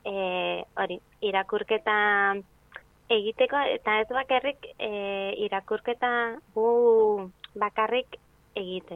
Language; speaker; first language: Basque; non-native, fluent; Spanish